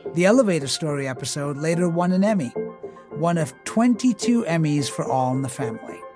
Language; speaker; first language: English; native; English